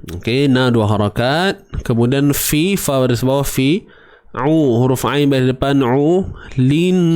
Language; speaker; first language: Malay; native; Malay